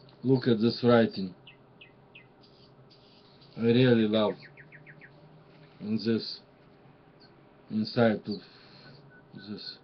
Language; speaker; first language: English; non-native, learner; Russian